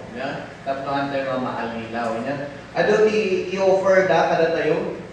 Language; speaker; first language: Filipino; non-native, local second language; Iloko